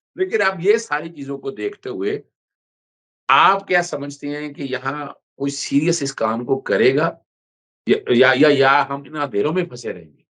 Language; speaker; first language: Urdu; non-native, local second language; Punjabi